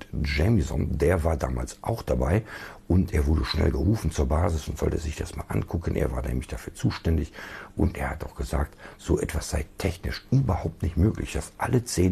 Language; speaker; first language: German; native; German